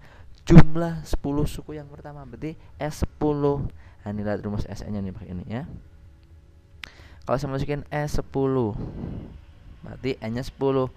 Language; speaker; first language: Indonesian; native; Indonesian